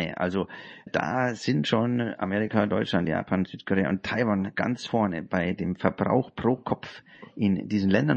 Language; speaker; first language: German; native; German